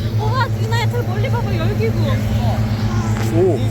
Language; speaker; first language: Korean; native; Korean